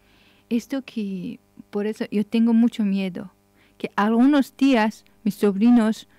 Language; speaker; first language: Spanish; non-native, learner; Persian